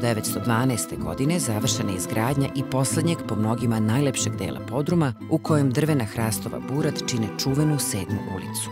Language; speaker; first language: Serbian; native; Serbian